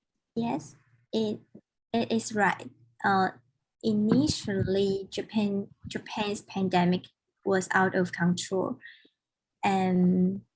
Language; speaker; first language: English; non-native, learner; Chinese